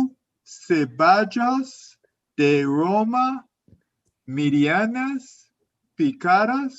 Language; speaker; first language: Spanish; non-native, learner; English